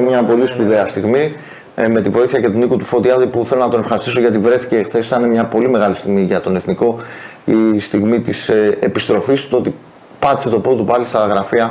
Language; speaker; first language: Greek; native; Greek